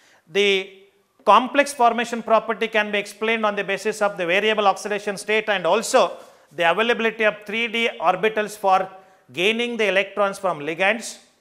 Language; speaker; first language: English; non-native, local second language; Kannada